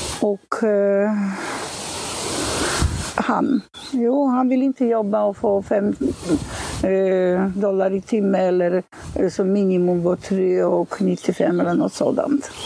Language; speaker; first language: Swedish; non-native, fluent; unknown